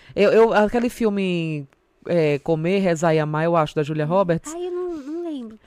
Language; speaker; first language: Portuguese; native; Portuguese